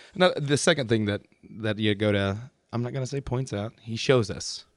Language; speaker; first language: English; early bilingual, other home language; German